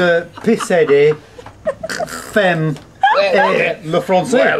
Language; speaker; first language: French; non-native, learner; English